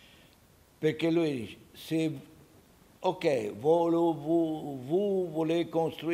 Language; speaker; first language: French; non-native, learner; Italian